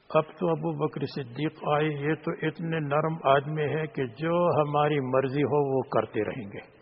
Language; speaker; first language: Urdu; native; Urdu